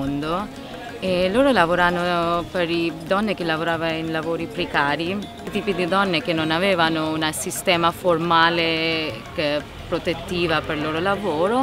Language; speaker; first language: Italian; non-native, fluent; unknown